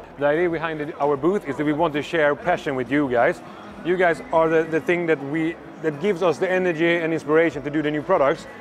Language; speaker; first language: English; non-native, fluent; Swedish